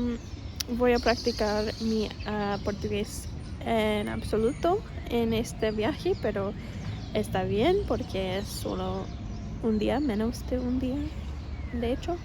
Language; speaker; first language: Spanish; non-native, fluent; English